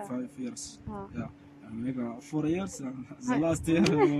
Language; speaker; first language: English; non-native, learner; Arabic